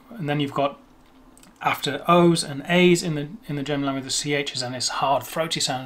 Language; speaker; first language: English; native; English